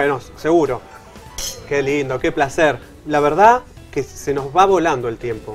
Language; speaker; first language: Spanish; native; Spanish